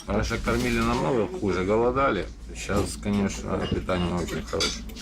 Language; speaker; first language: Russian; native; Russian